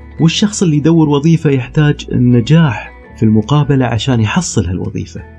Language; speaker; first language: Arabic; native; Arabic